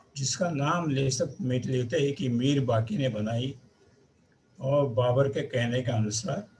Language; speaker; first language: Hindi; non-native, local second language; Marathi